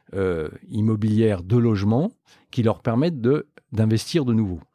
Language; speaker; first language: French; native; French